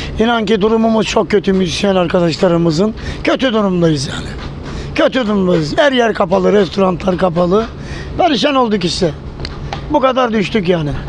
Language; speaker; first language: Turkish; native; Turkish